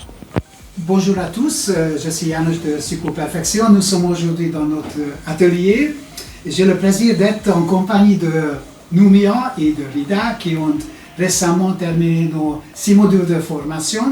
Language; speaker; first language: French; non-native, fluent; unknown